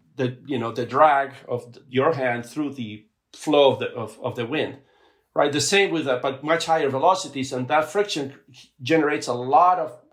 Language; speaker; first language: English; non-native, fluent; Spanish